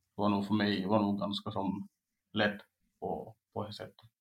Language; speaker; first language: Swedish; non-native, fluent; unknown